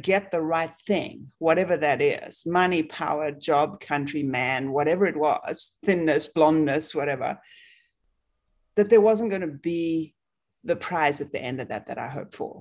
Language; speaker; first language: English; native; English